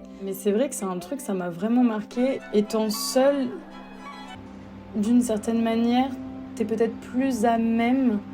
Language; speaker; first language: French; native; French